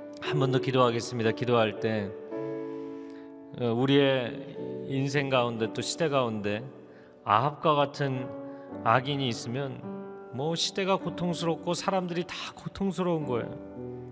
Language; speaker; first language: Korean; native; Korean